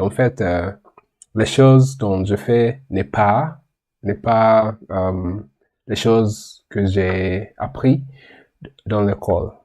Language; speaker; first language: French; non-native, learner; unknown